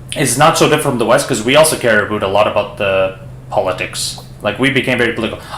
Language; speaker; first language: English; early bilingual, other home language; Persian